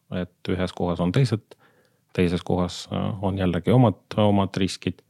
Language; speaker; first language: Estonian; non-native, local second language; Russian